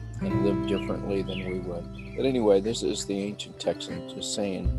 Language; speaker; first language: English; native; English